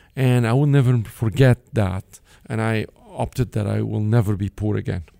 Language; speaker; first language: English; non-native, fluent; Arabic